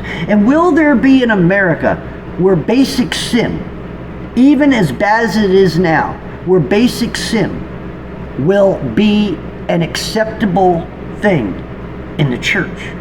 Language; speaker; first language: English; native; English